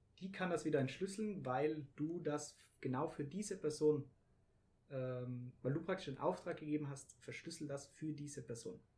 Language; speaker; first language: German; native; German